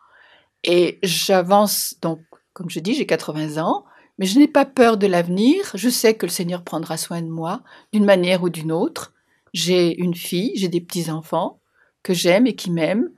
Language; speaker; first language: French; native; French